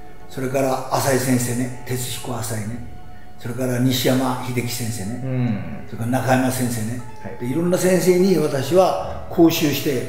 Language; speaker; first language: Japanese; native; Japanese